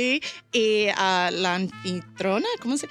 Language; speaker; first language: Spanish; early bilingual, heritage; Spanish